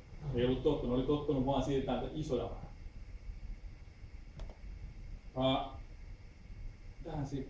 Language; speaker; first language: Finnish; native; Finnish